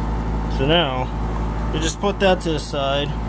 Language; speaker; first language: English; native; English